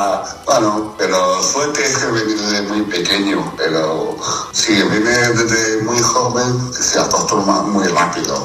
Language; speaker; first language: Spanish; non-native, fluent; Chinese